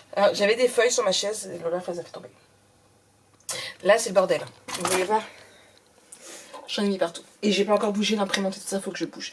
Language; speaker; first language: French; native; French